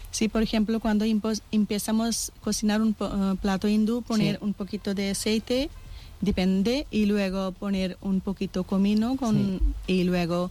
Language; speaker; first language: Spanish; non-native, learner; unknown